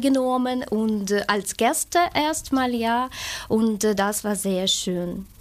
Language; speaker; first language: German; non-native, fluent; Ukrainian